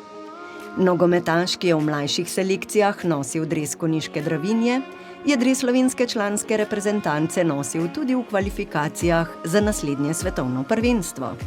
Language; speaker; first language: Slovenian; native; Slovenian